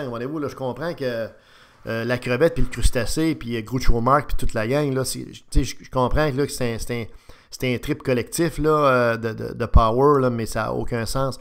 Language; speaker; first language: French; native; French